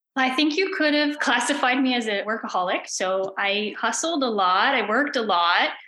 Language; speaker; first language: English; native; English